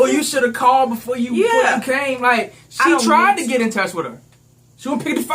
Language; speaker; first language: English; native; English